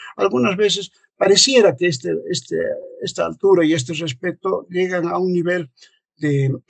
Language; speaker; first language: Spanish; native; Spanish